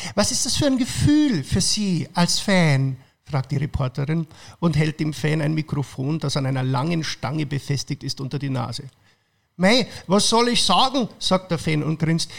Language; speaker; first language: German; native; German